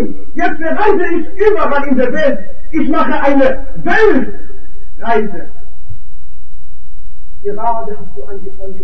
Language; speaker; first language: German; non-native, fluent; Arabic